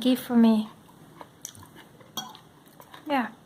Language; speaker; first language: English; non-native, learner; Thai